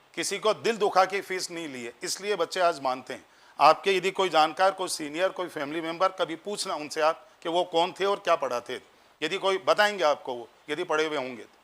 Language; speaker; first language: Hindi; native; Hindi